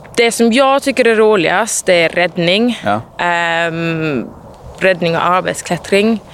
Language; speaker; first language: Swedish; native; Swedish